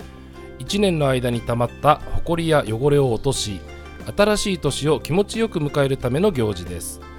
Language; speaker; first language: Japanese; native; Japanese